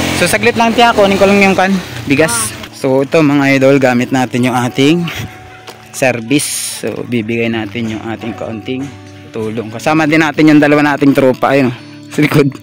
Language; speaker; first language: Filipino; non-native, local second language; Cebuano